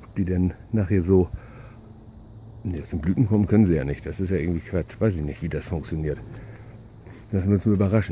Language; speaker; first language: German; native; German